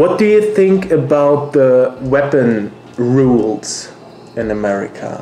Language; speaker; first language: English; non-native, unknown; German